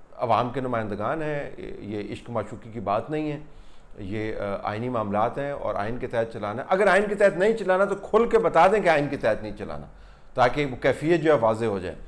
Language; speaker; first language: Urdu; native; Urdu